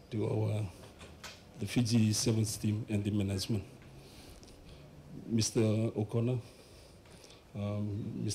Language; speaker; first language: English; non-native, local second language; Fijian